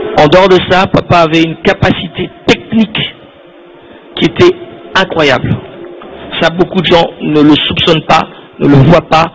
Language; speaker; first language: French; non-native, local second language; Lingala